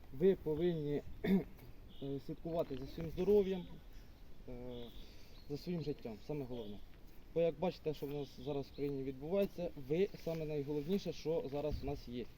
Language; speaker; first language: Ukrainian; native; Ukrainian